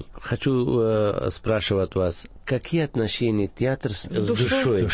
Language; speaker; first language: Russian; non-native, fluent; Persian